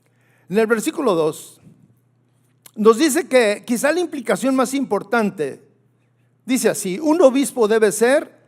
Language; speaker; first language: Spanish; native; Spanish